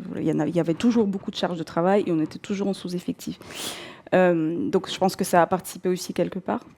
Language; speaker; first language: French; non-native, fluent; Russian